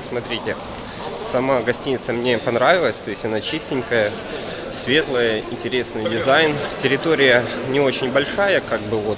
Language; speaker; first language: Russian; native; Russian